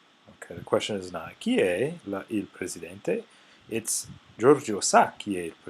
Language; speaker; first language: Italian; non-native, fluent; English